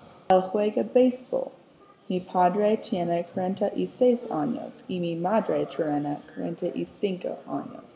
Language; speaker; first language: Spanish; non-native, learner; English